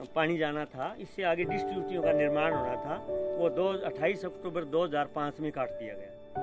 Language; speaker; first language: Hindi; native; Hindi